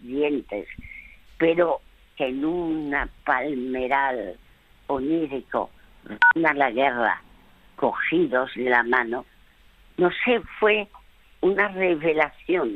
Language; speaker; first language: Spanish; early bilingual, other home language; French